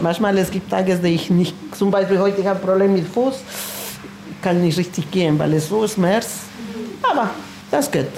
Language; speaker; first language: German; non-native, learner; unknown